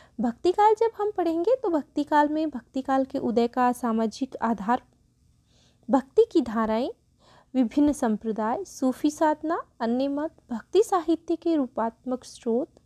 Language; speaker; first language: Hindi; native; Hindi